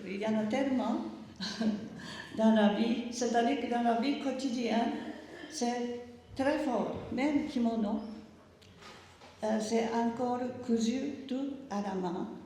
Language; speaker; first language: French; non-native, learner; Japanese